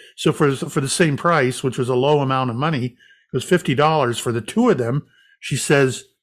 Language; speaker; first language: English; native; English